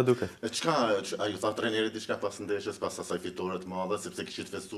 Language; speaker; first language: Albanian; native; Albanian